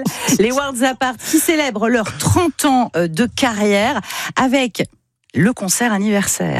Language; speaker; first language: French; native; French